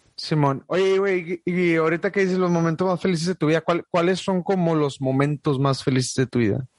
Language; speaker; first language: Spanish; native; Spanish